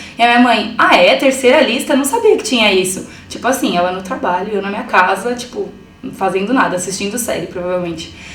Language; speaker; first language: Portuguese; early bilingual, other home language; Spanish